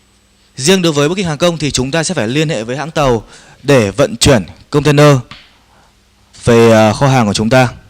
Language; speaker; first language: Vietnamese; native; Vietnamese